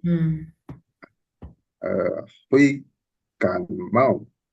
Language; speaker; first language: Chinese; non-native, learner; Indonesian